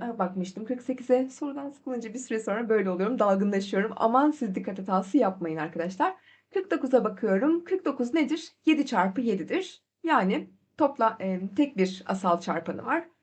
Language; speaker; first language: Turkish; native; Turkish